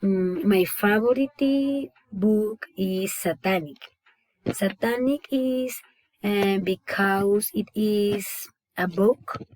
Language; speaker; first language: English; non-native, learner; Spanish